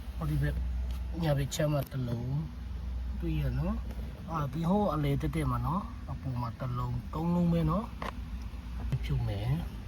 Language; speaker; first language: Burmese; non-native, local second language; Tedim Chin